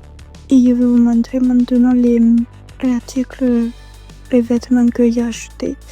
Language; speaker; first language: French; non-native, learner; Spanish